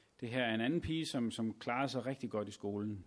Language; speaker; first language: Danish; native; Danish